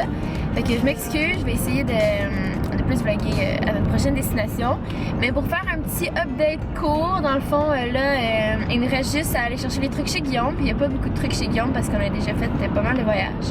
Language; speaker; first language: French; native; French